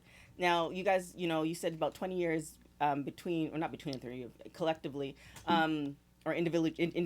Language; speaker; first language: English; native; English